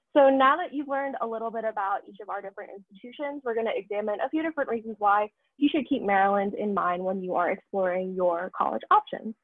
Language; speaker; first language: English; native; English